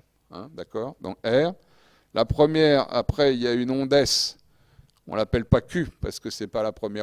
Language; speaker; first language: French; native; French